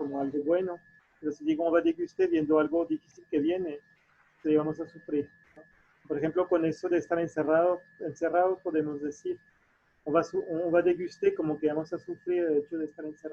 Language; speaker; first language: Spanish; non-native, fluent; French